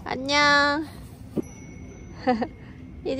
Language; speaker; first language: Korean; native; Korean